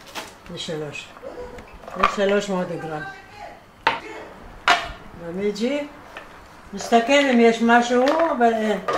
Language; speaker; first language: Hebrew; non-native, fluent; Arabic